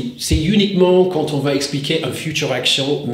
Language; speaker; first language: French; non-native, fluent; English